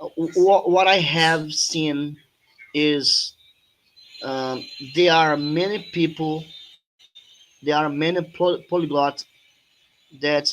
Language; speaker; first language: English; non-native, fluent; Portuguese